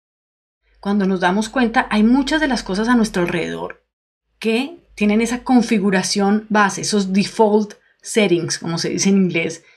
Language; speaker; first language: Spanish; native; Spanish